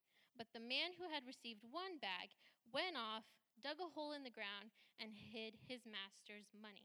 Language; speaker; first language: English; early bilingual, other home language; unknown